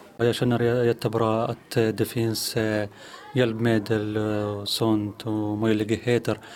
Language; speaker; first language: Swedish; non-native, learner; Arabic